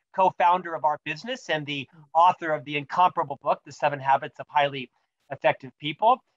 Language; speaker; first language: English; native; English